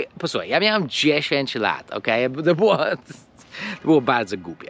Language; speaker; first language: Polish; early bilingual, heritage; English